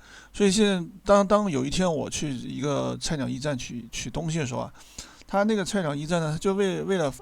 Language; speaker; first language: Chinese; native; Chinese